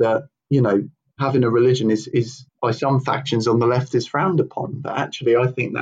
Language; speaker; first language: English; native; English